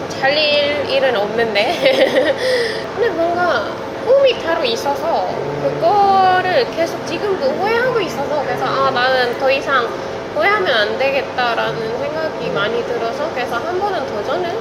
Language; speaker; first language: Korean; non-native, fluent; Indonesian